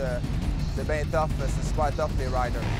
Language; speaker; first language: French; native; French